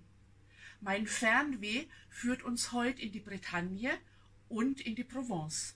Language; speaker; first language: German; native; German